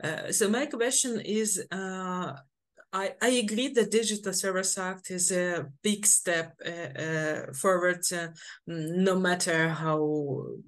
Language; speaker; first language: English; non-native, fluent; Ukrainian